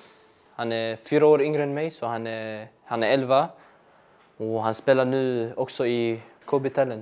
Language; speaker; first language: Swedish; early bilingual, other home language; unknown